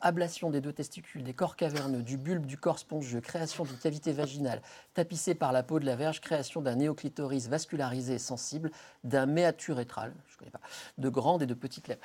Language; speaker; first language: French; native; French